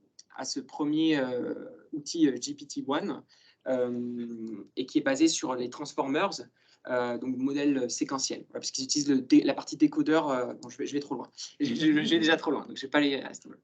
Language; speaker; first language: French; native; French